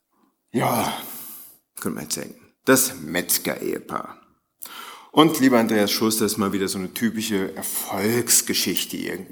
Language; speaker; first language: German; native; German